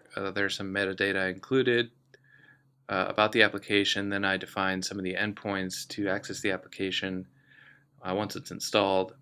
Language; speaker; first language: English; native; English